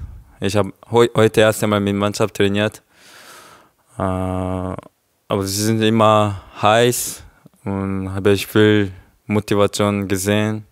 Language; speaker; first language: German; non-native, learner; Korean